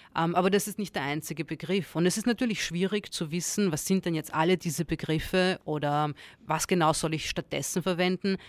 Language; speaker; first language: German; early bilingual, other home language; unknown